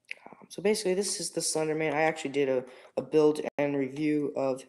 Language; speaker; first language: English; native; English